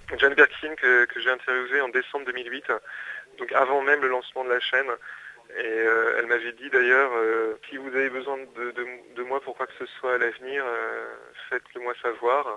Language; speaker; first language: French; native; French